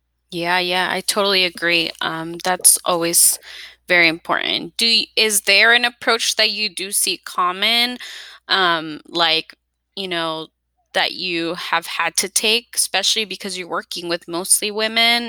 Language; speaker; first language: English; early bilingual, other home language; Spanish